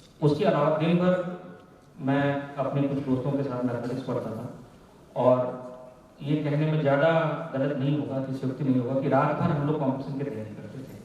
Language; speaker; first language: Hindi; non-native, local second language; Maithili